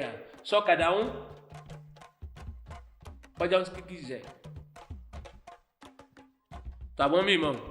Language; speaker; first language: Portuguese; non-native, fluent; Yoruba